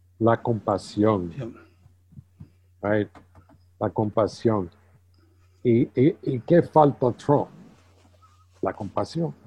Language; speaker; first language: Spanish; early bilingual, heritage; English